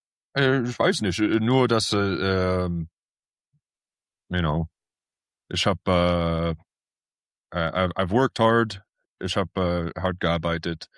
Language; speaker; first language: German; early bilingual, heritage; English